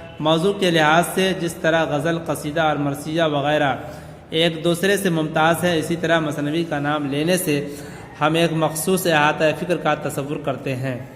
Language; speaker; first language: Urdu; native; Urdu